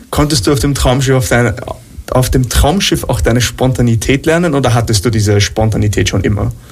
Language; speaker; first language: German; native; German